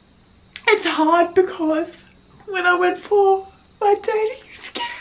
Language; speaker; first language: English; native; English